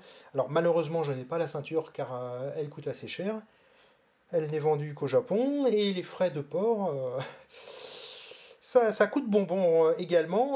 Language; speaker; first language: French; native; French